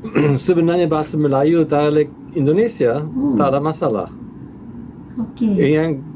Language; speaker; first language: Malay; non-native, fluent; German